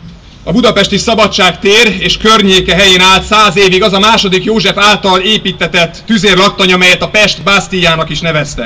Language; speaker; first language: Hungarian; native; Hungarian